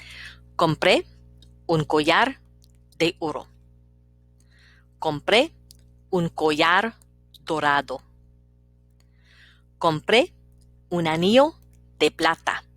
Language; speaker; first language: Spanish; non-native, fluent; English